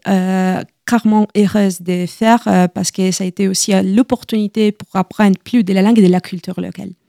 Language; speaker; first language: French; non-native, learner; Italian